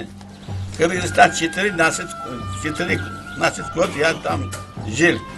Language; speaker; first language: Russian; non-native, local second language; Turkish